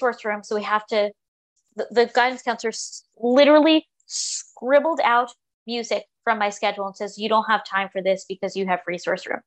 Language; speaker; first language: English; native; English